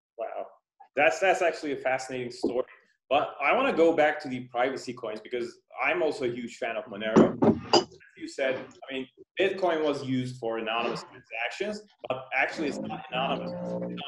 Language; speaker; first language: English; non-native, fluent; Turkish